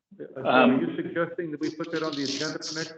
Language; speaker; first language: English; native; English